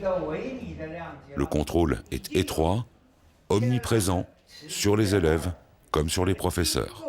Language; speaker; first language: French; native; French